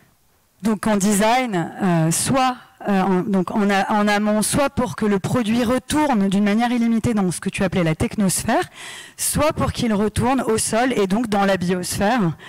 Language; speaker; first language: French; native; French